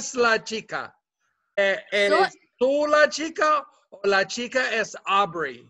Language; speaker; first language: Spanish; non-native, fluent; English